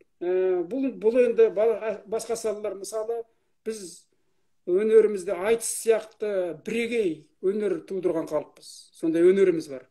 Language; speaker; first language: Kazakh; native; Kazakh